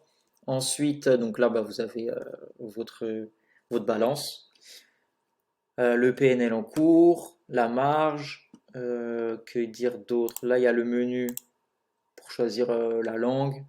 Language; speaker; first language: French; native; French